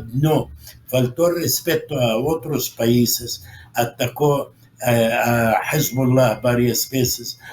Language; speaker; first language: Spanish; non-native, fluent; Arabic